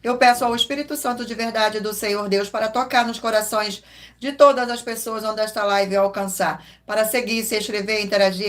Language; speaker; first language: Portuguese; native; Portuguese